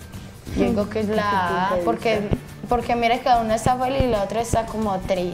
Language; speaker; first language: Spanish; native; Spanish